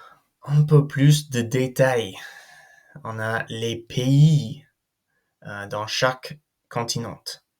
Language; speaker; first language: French; non-native, fluent; English